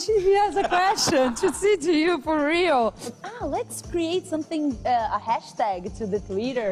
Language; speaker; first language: English; non-native, learner; Portuguese